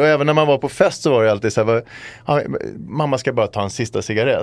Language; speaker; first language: Swedish; native; Swedish